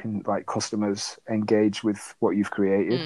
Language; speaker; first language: English; native; English